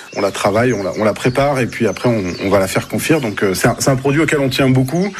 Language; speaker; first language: French; native; French